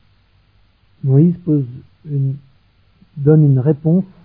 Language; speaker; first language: French; native; French